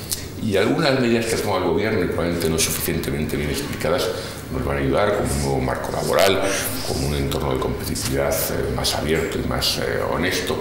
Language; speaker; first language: Spanish; native; Spanish